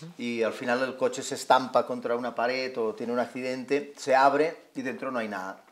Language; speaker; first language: Spanish; non-native, local second language; Catalan